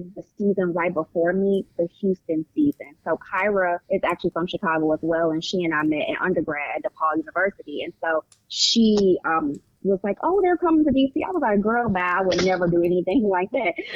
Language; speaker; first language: English; native; English